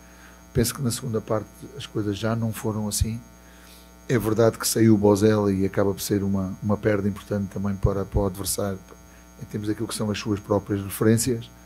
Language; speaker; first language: Portuguese; native; Portuguese